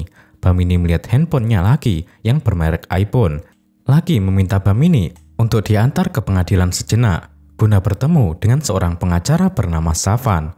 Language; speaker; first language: Indonesian; native; Indonesian